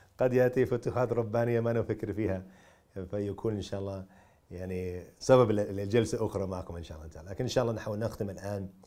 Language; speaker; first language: Arabic; non-native, fluent; English